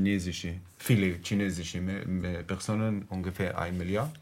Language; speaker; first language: German; non-native, learner; Arabic